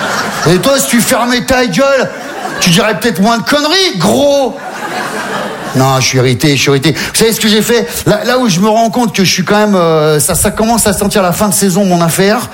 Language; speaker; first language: French; native; French